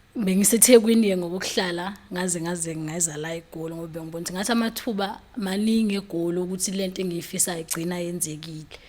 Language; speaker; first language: Zulu; native; Zulu